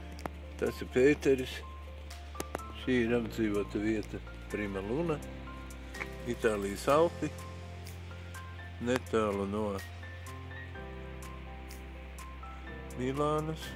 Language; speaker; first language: Latvian; native; Latvian